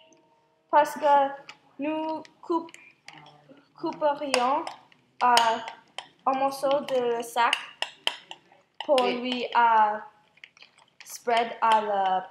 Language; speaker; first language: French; non-native, learner; English